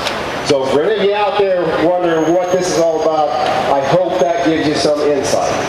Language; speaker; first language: English; native; English